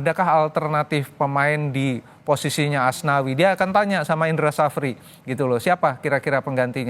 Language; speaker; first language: Indonesian; native; Indonesian